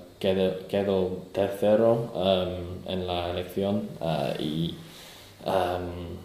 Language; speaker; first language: Spanish; non-native, learner; English